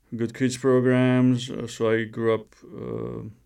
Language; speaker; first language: English; non-native, fluent; Romanian